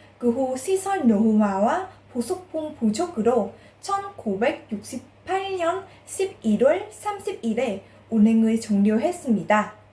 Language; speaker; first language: Korean; non-native, fluent; Vietnamese